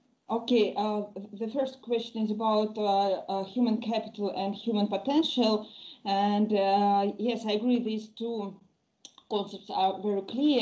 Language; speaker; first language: English; non-native, fluent; Russian